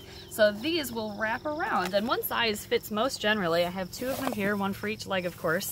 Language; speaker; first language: English; native; English